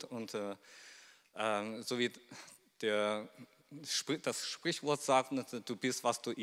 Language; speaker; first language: German; non-native, fluent; Chinese